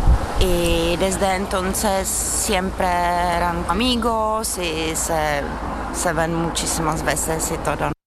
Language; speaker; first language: Spanish; non-native, fluent; Czech